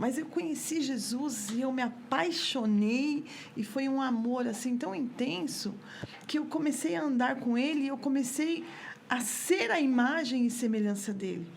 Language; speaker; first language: Portuguese; native; Portuguese